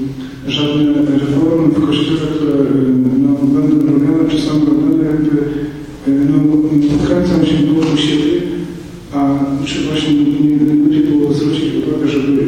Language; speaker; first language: Polish; native; Polish